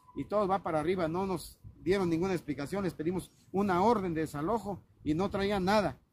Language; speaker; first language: Spanish; native; Spanish